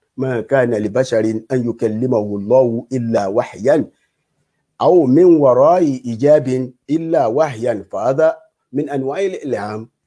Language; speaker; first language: Arabic; non-native, fluent; Yoruba